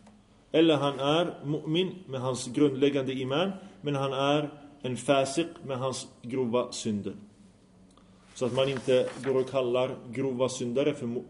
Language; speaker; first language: Swedish; early bilingual, other home language; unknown